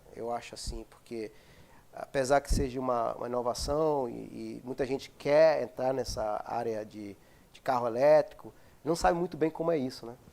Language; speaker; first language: Portuguese; native; Portuguese